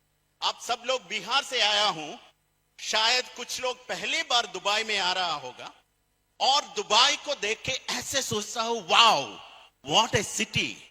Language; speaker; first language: Hindi; non-native, fluent; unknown